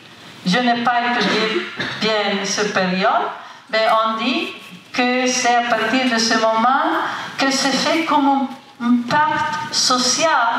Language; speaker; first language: French; non-native, fluent; Italian